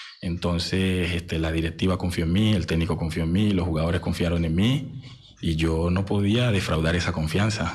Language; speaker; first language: Spanish; native; Spanish